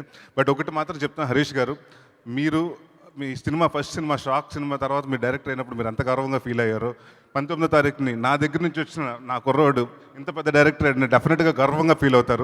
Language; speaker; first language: Telugu; native; Telugu